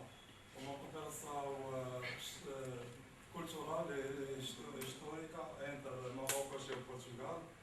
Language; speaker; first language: Portuguese; non-native, learner; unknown